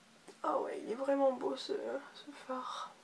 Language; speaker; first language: French; native; French